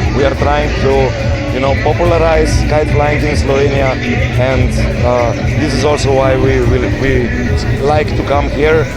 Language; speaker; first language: English; non-native, fluent; Slovenian